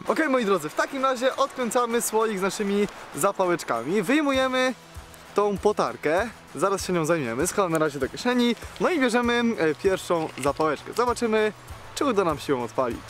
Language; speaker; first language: Polish; native; Polish